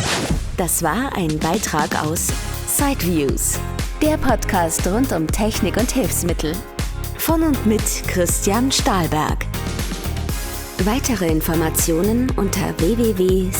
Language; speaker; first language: German; native; German